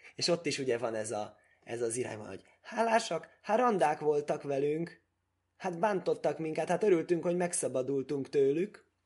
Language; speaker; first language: Hungarian; early bilingual, heritage; Hungarian